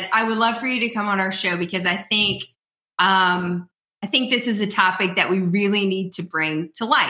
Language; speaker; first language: English; native; English